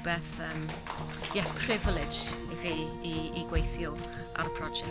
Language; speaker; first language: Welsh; non-native, learner; English